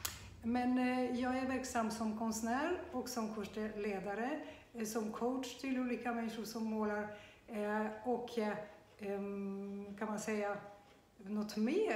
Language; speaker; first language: Swedish; non-native, fluent; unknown